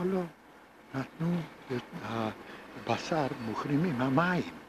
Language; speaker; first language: Hebrew; non-native, fluent; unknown